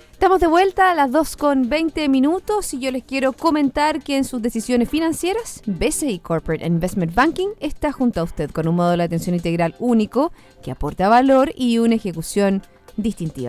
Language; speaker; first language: Spanish; native; Spanish